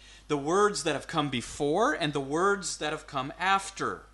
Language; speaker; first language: English; native; English